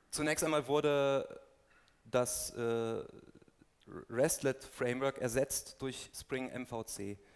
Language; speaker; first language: German; native; German